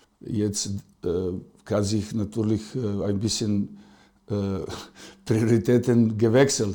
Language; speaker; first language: German; non-native, fluent; Serbian